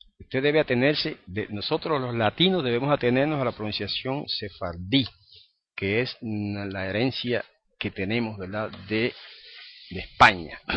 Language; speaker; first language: Spanish; native; Spanish